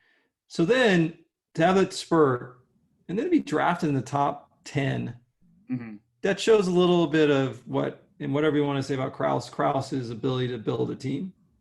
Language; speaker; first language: English; native; English